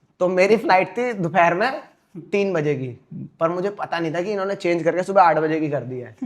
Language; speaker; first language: Hindi; native; Hindi